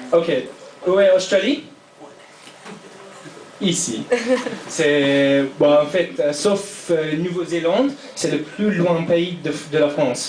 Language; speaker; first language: French; non-native, fluent; English